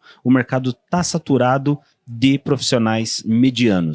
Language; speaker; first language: Portuguese; native; Portuguese